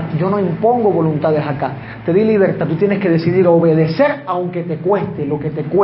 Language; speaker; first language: Spanish; native; Spanish